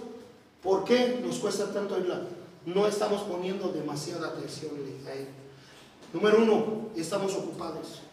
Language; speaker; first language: Spanish; native; Spanish